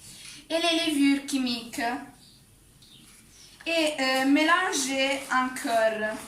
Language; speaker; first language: French; non-native, learner; Italian